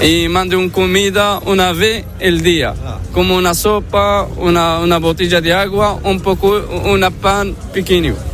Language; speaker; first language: Spanish; non-native, learner; Arabic